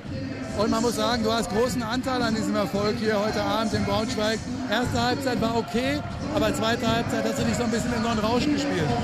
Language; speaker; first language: German; native; German